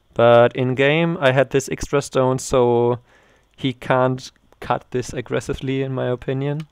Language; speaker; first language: English; non-native, fluent; German